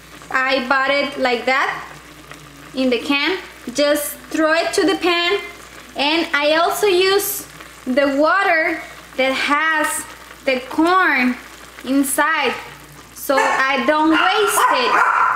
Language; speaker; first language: English; non-native, fluent; Spanish